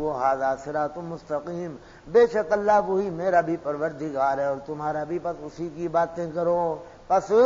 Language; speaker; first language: Urdu; non-native, local second language; Pashto